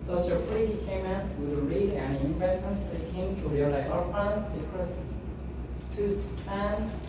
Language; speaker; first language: English; non-native, fluent; Korean